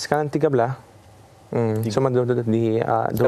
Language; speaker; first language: Indonesian; non-native, fluent; Arabic